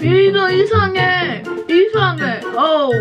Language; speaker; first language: Korean; non-native, learner; English